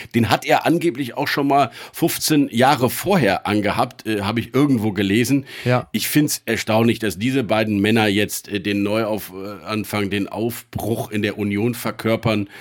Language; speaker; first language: German; native; German